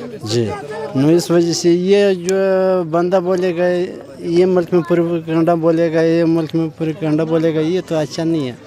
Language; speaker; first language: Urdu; non-native, local second language; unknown